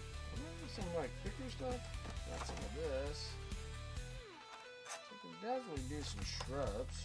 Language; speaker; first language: English; native; English